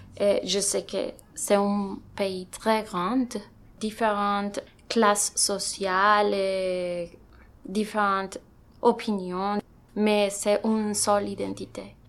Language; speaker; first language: French; non-native, learner; Spanish